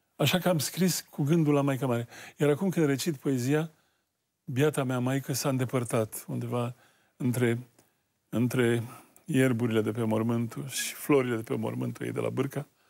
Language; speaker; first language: Romanian; native; Romanian